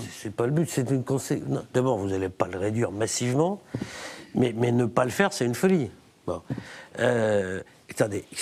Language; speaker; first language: French; native; French